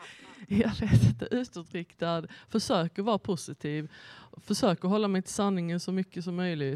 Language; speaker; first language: Swedish; native; Swedish